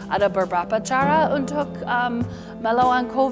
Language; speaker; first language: Indonesian; non-native, learner; English